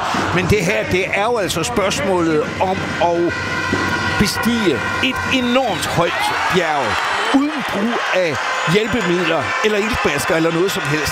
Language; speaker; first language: Danish; native; Danish